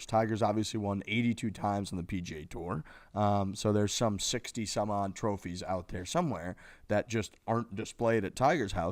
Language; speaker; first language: English; native; English